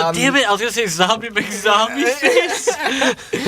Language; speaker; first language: English; native; English